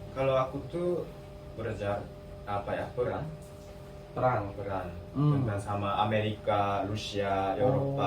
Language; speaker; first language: Indonesian; non-native, learner; Japanese